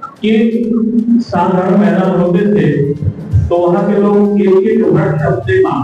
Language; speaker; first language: Hindi; native; Hindi